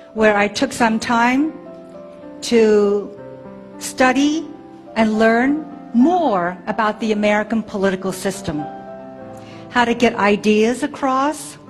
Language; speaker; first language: English; early bilingual, other home language; Chinese